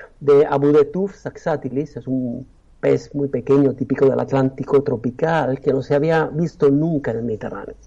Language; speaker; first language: Spanish; non-native, fluent; Italian